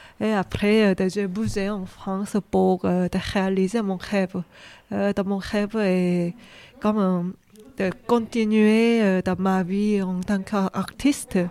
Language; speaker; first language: French; non-native, learner; Korean